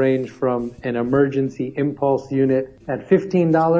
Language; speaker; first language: English; native; English